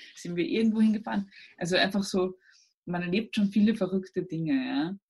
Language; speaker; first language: German; native; German